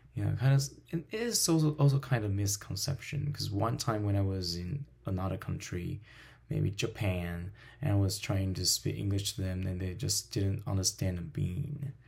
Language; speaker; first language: English; non-native, fluent; Min Nan Chinese